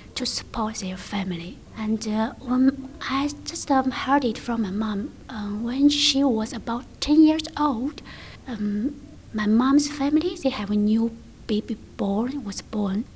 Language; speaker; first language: English; non-native, learner; Chinese